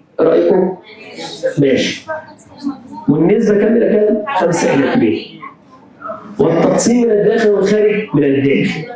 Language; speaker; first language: Arabic; native; Arabic